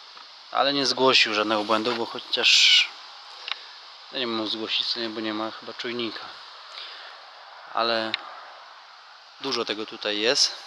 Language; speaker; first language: Polish; native; Polish